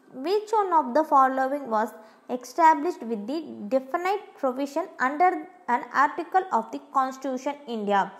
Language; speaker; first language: English; non-native, local second language; Tamil